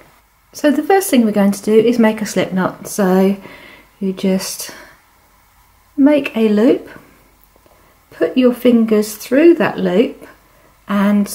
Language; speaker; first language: English; native; English